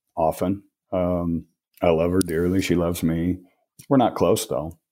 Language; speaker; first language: English; native; English